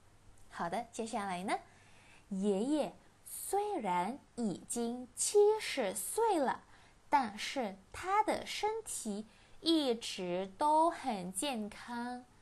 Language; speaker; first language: Chinese; non-native, fluent; Indonesian